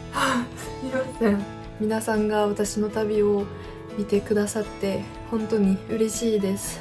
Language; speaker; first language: Japanese; non-native, fluent; French